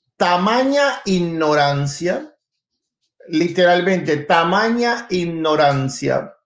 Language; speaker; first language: Spanish; native; Spanish